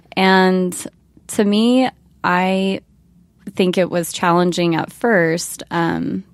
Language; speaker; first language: English; native; English